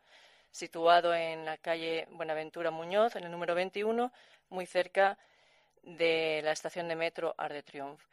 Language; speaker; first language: Spanish; native; Spanish